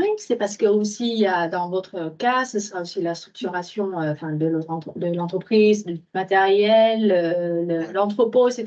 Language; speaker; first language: French; non-native, fluent; Vietnamese